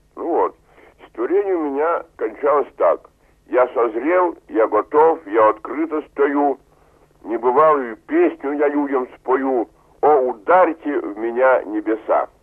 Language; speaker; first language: Russian; native; Russian